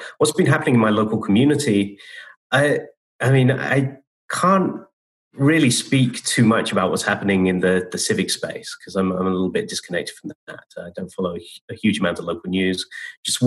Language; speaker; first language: English; native; English